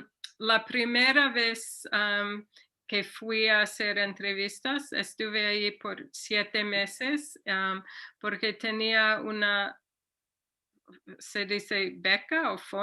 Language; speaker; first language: Spanish; non-native, fluent; English